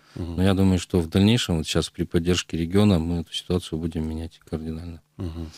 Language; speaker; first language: Russian; native; Russian